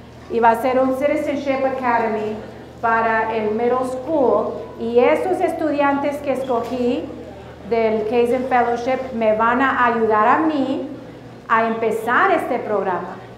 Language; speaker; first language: Spanish; early bilingual, heritage; Spanish